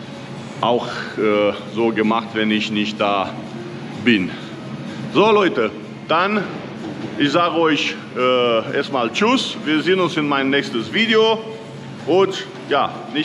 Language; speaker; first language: German; non-native, learner; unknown